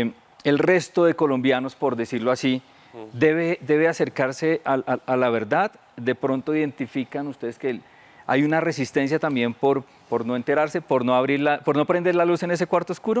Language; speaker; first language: Spanish; native; Spanish